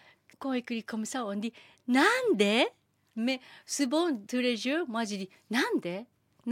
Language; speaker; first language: French; non-native, learner; Japanese